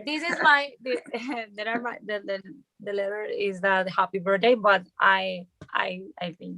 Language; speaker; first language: English; non-native, learner; Spanish